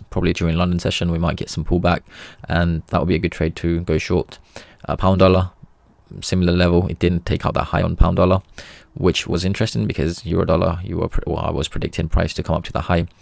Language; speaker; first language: English; native; English